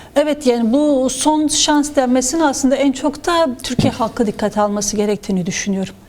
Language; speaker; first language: Turkish; non-native, local second language; Kurdish